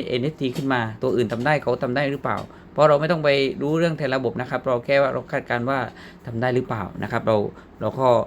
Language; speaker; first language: Thai; native; Thai